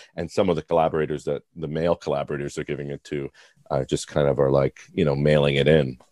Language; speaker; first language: English; native; English